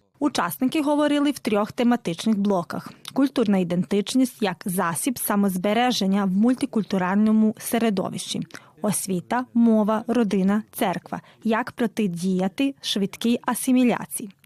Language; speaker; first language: Ukrainian; early bilingual, heritage; Ukrainian